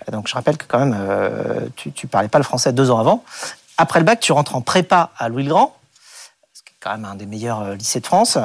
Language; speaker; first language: French; native; French